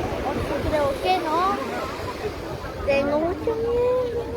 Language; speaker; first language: Spanish; early bilingual, other home language; Filipino